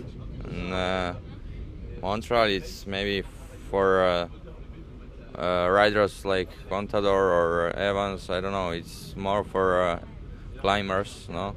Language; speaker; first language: English; non-native, learner; Slovak